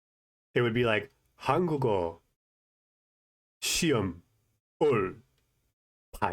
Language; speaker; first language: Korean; non-native, learner; English